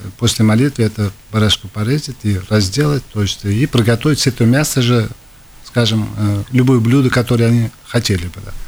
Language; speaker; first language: Russian; non-native, local second language; Uzbek